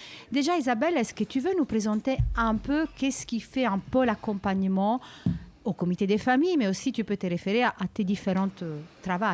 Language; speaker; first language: French; native; French